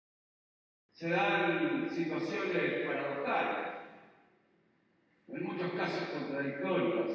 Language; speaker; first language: Spanish; native; Spanish